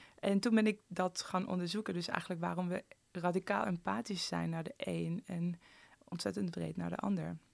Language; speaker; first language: Dutch; early bilingual, other home language; Persian